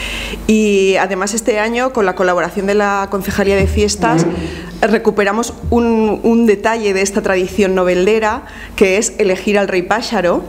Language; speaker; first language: Spanish; native; Spanish